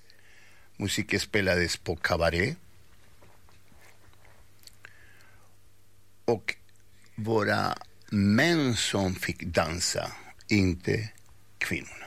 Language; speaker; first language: Swedish; non-native, fluent; Spanish